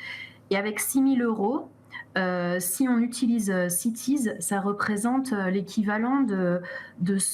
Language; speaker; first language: French; native; French